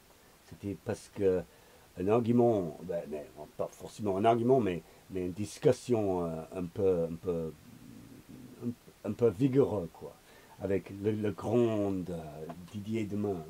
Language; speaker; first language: French; non-native, learner; English